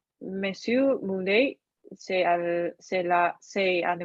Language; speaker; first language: French; non-native, learner; Chinese